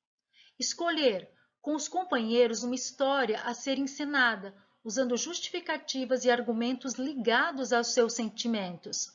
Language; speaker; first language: Portuguese; native; Portuguese